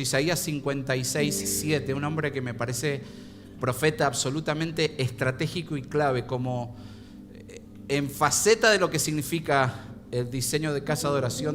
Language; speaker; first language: Spanish; native; Spanish